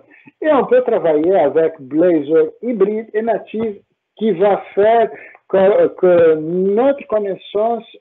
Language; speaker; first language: French; non-native, fluent; Portuguese